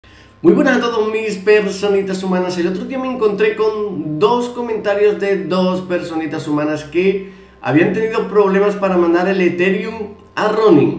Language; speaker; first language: Spanish; native; Spanish